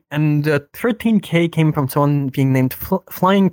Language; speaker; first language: English; non-native, fluent; French